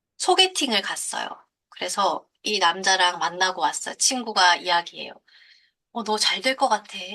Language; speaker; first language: Korean; native; Korean